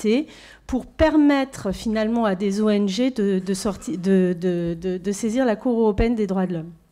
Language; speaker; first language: French; native; French